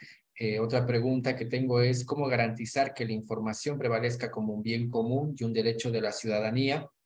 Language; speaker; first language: Spanish; native; Spanish